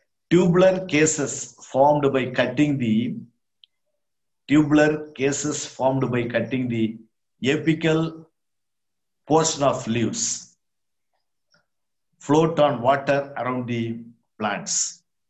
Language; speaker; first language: English; non-native, local second language; Tamil